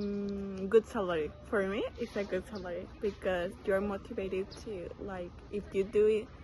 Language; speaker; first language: English; non-native, learner; Spanish